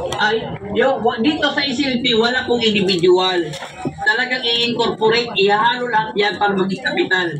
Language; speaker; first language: Filipino; non-native, local second language; Waray